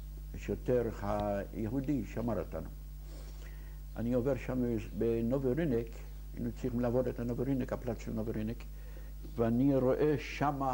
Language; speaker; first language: Hebrew; non-native, fluent; Yiddish